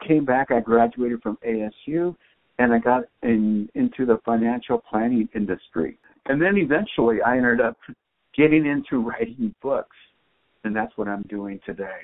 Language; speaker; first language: English; native; English